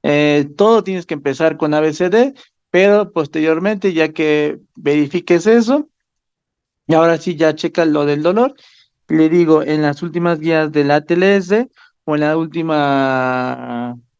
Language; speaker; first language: Spanish; native; Spanish